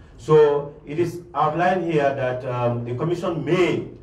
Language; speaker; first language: English; non-native, local second language; Mandingo